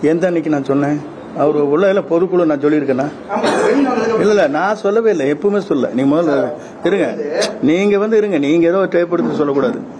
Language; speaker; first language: Tamil; native; Tamil